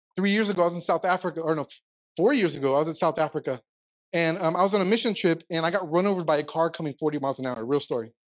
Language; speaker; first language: English; native; English